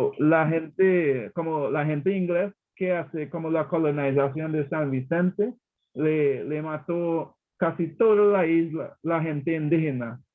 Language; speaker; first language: Spanish; non-native, learner; English